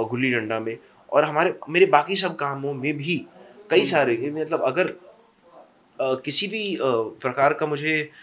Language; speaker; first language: Hindi; non-native, local second language; English